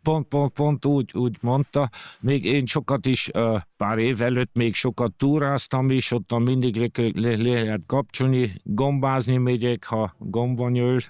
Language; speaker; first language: Hungarian; early bilingual, heritage; Hungarian